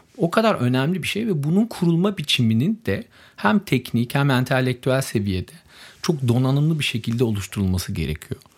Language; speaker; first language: Turkish; early bilingual, heritage; Turkish